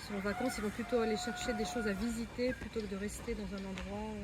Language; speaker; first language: French; native; French